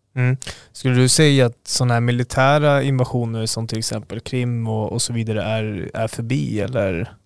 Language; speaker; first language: Swedish; native; Swedish